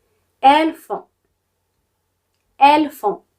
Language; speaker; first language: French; non-native, fluent; English